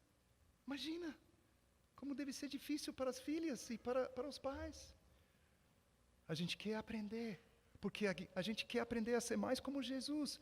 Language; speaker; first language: Portuguese; non-native, fluent; English